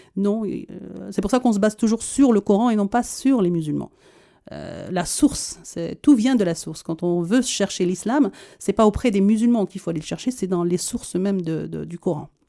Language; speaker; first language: French; early bilingual, other home language; Arabic